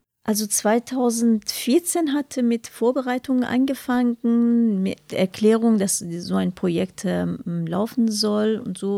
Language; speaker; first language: German; non-native, learner; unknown